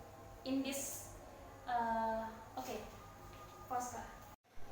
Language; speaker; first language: English; non-native, learner; Indonesian